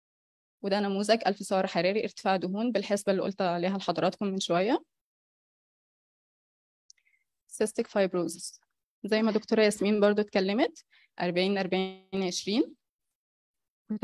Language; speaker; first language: Arabic; native; Arabic